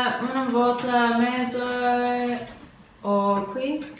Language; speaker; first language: Italian; non-native, learner; English